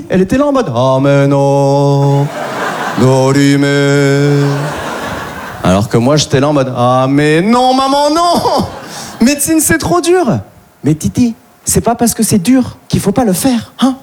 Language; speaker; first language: French; native; French